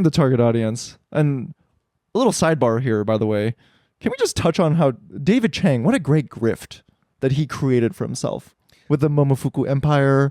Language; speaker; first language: English; native; English